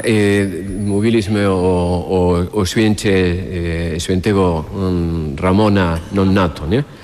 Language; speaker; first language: Polish; non-native, fluent; Spanish